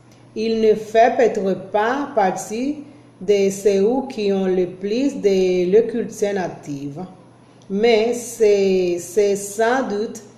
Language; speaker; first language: French; non-native, learner; Spanish